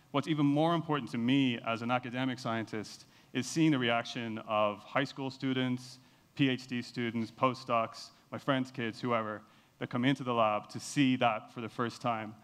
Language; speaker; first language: English; native; English